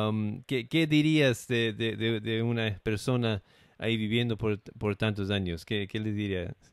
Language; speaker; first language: Spanish; non-native, learner; English